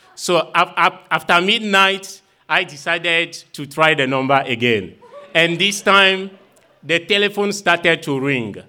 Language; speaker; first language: English; non-native, fluent; Ewe